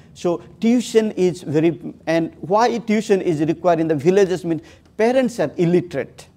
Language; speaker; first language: English; non-native, local second language; Odia